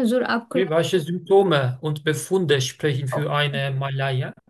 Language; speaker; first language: German; non-native, learner; Turkish